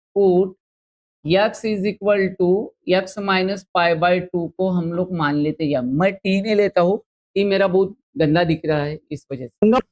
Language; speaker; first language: Hindi; non-native, local second language; Marathi